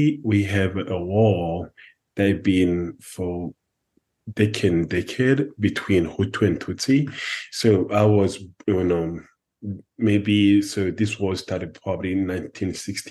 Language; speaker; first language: English; non-native, fluent; French